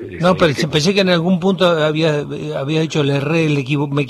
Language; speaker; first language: Spanish; native; Spanish